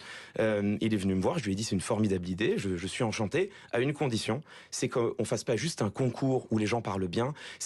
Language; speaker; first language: French; native; French